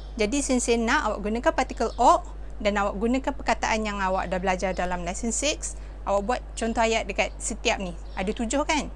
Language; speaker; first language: Malay; native; Malay